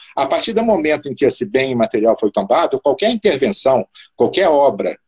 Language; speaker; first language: Portuguese; native; Portuguese